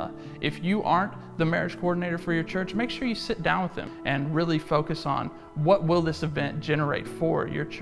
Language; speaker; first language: English; native; English